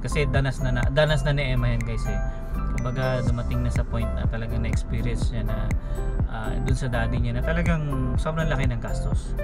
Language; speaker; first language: Filipino; native; Filipino